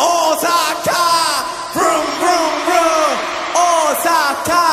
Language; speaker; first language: Japanese; non-native, learner; Korean